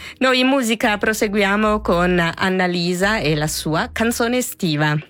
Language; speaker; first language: Italian; native; Italian